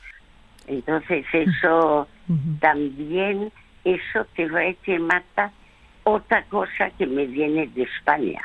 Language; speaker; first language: Spanish; early bilingual, other home language; French